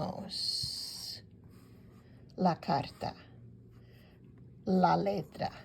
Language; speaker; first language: Spanish; non-native, fluent; English